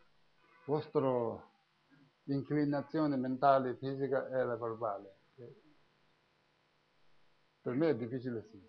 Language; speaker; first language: Italian; non-native, learner; Tibetan